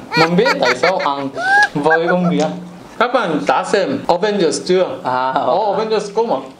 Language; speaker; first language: Vietnamese; non-native, learner; Korean